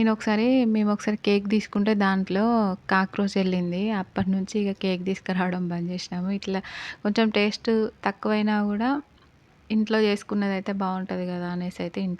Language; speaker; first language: Telugu; native; Telugu